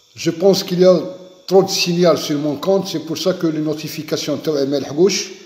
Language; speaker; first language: French; non-native, local second language; Arabic